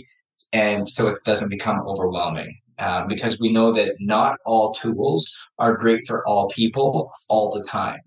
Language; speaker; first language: English; native; English